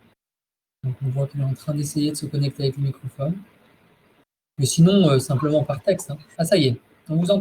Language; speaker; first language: French; native; French